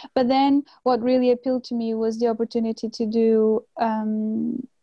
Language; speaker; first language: English; non-native, fluent; Portuguese